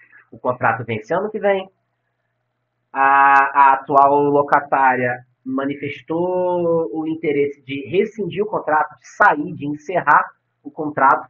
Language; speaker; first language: Portuguese; native; Portuguese